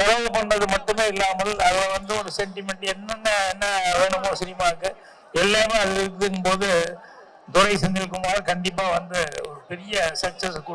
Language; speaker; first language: Tamil; native; Tamil